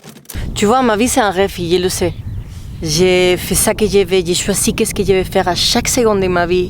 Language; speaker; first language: French; non-native, fluent; Spanish